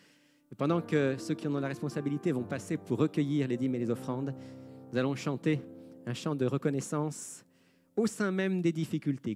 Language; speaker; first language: French; native; French